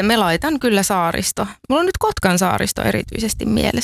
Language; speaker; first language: Finnish; native; Finnish